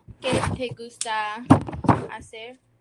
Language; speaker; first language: Spanish; non-native, learner; English